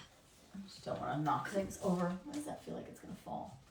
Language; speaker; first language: English; native; English